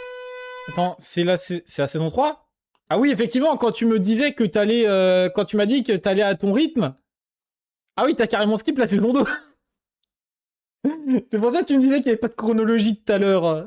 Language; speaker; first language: French; native; French